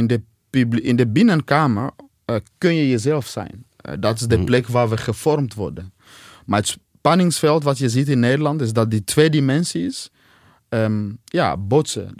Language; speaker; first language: Dutch; non-native, fluent; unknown